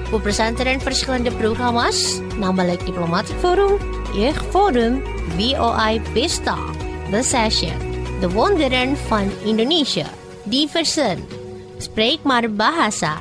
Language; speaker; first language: Dutch; non-native, fluent; Indonesian